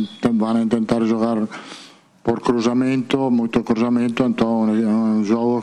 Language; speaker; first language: Portuguese; non-native, fluent; Italian